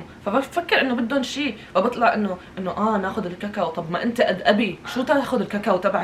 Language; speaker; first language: Arabic; native; Arabic